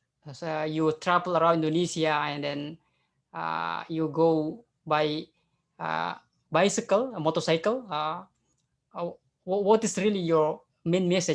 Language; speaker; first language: English; non-native, fluent; Indonesian